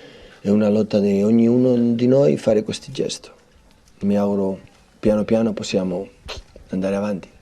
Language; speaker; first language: Italian; non-native, fluent; Catalan